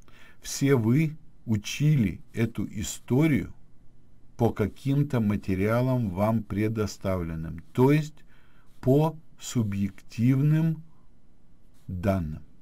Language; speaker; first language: Russian; native; Russian